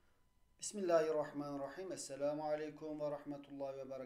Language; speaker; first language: Arabic; non-native, fluent; Turkish